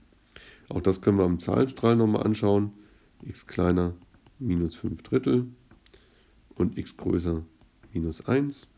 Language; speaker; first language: German; native; German